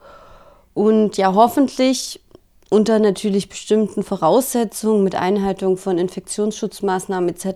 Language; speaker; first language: German; native; German